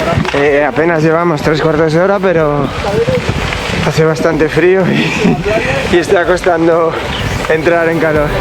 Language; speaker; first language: Spanish; native; Spanish